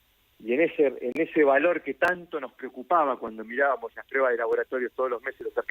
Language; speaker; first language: Spanish; native; Spanish